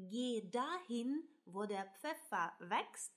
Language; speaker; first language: German; non-native, fluent; Russian